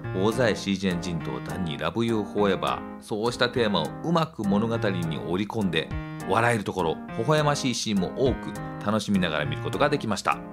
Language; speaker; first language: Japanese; native; Japanese